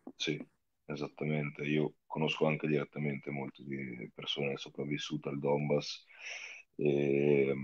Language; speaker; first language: Italian; non-native, fluent; Russian